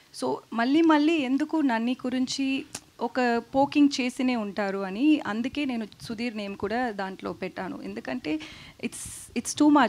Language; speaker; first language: Telugu; non-native, learner; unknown